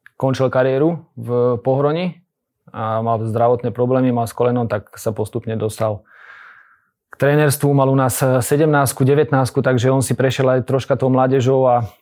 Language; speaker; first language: Slovak; native; Slovak